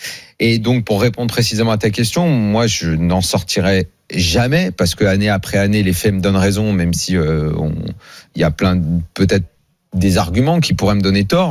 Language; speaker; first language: French; native; French